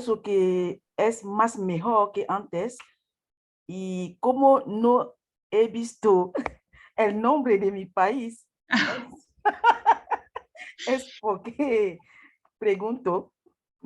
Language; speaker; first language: Spanish; non-native, learner; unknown